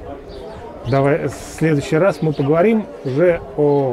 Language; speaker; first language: Russian; native; Russian